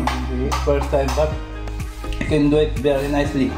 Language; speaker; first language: English; non-native, local second language; Filipino